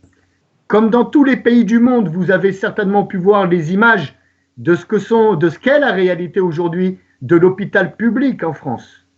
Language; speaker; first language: French; native; French